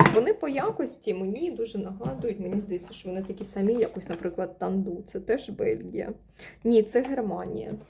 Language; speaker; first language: Ukrainian; non-native, local second language; Russian